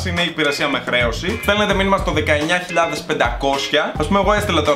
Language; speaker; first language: Greek; native; Greek